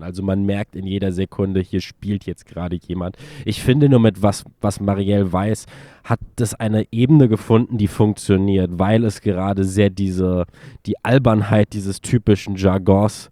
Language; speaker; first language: German; native; German